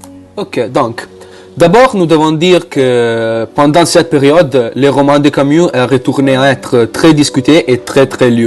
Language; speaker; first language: French; non-native, learner; Italian